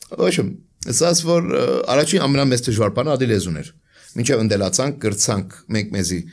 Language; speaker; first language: Armenian; early bilingual, heritage; Armenian